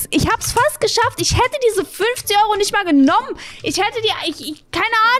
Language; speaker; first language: German; native; German